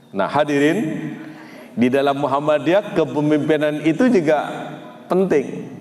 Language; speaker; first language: Indonesian; non-native, local second language; Madurese